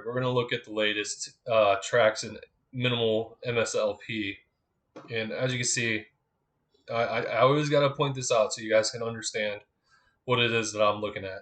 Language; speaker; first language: English; native; English